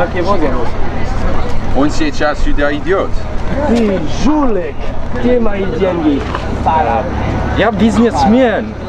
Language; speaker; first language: Russian; non-native, learner; English